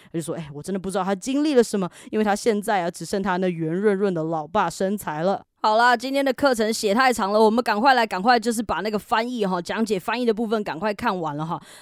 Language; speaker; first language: Chinese; native; Chinese